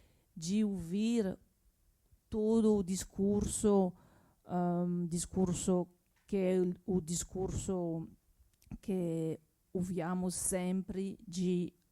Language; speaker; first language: Portuguese; non-native, learner; French